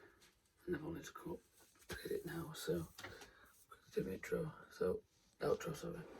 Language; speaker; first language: English; native; English